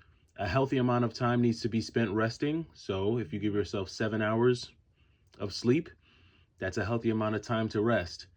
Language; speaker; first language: English; native; English